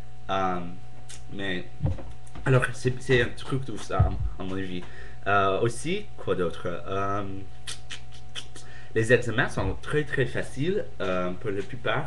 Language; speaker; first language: French; non-native, fluent; English